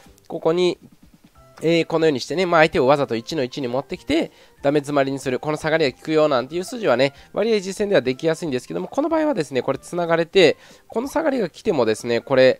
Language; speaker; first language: Japanese; native; Japanese